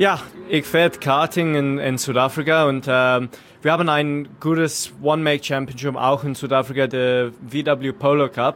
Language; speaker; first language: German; non-native, learner; English